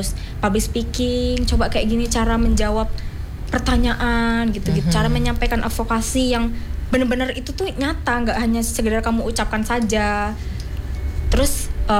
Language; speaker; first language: Indonesian; native; Indonesian